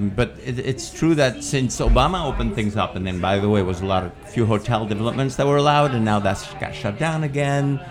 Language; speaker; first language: English; non-native, fluent; Spanish